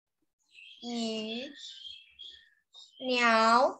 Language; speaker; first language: Chinese; non-native, learner; Thai